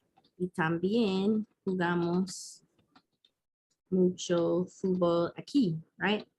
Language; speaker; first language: Spanish; non-native, fluent; English